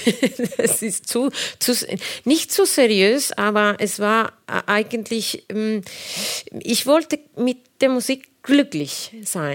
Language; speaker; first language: German; non-native, fluent; Spanish